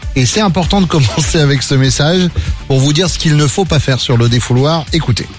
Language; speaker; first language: French; native; French